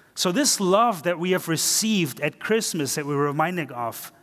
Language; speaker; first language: English; non-native, fluent; German